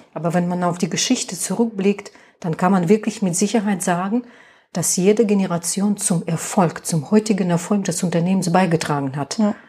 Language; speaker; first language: German; non-native, fluent; Russian